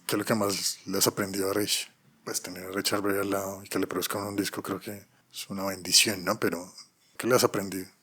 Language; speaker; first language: Spanish; native; Spanish